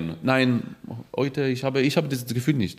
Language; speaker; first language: German; non-native, fluent; Hebrew